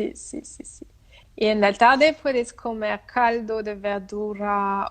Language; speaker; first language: Spanish; non-native, learner; French